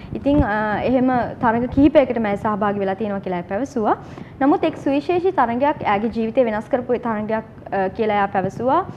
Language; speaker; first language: Sinhala; native; Sinhala